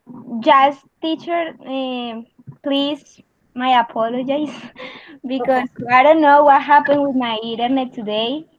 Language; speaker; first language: English; non-native, learner; Spanish